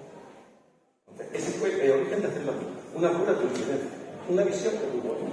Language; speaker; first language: Spanish; native; Spanish